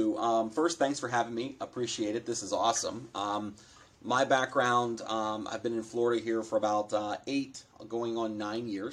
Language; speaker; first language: English; native; English